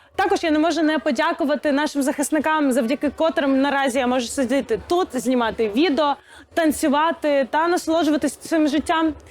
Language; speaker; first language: Ukrainian; native; Ukrainian